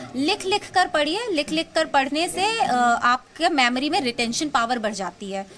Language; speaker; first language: Hindi; native; Hindi